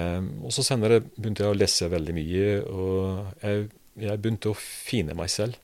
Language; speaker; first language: Norwegian; non-native, fluent; Serbian